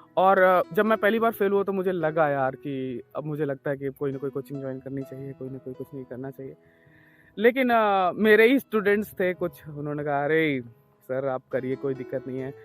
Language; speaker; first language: Hindi; native; Hindi